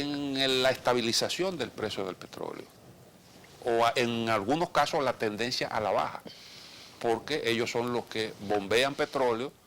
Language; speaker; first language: Spanish; native; Spanish